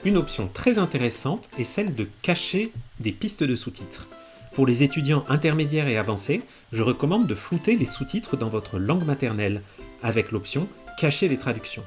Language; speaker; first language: French; native; French